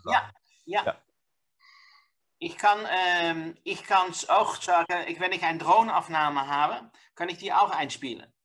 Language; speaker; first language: German; non-native, learner; Dutch